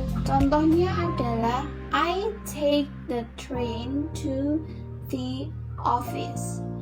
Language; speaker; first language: English; non-native, fluent; Indonesian